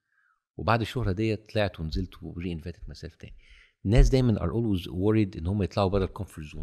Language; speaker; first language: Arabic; native; Arabic